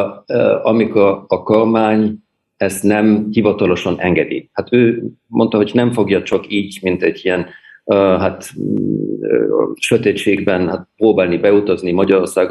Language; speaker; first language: Hungarian; early bilingual, heritage; German